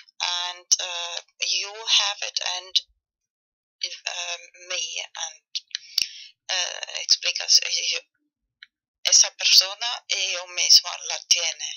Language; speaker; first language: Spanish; non-native, fluent; German